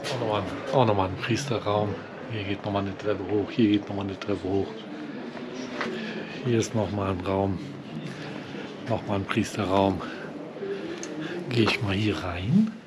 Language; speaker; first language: German; native; German